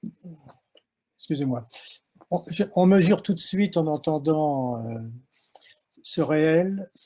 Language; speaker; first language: French; native; French